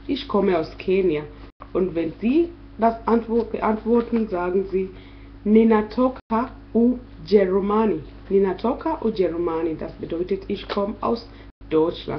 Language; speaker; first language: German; non-native, fluent; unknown